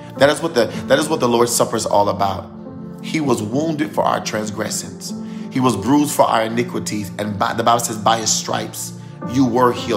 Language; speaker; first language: English; native; English